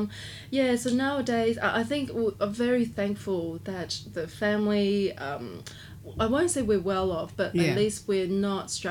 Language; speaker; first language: English; non-native, local second language; Cantonese